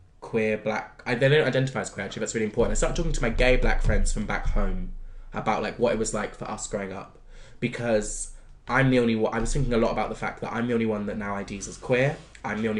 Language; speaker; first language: English; native; English